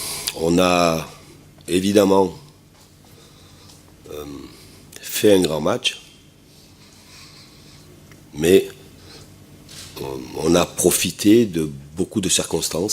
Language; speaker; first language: French; native; French